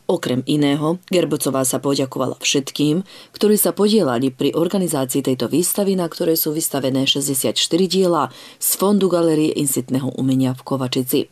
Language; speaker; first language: Slovak; early bilingual, heritage; Slovak